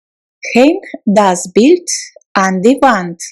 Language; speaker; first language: German; non-native, fluent; Russian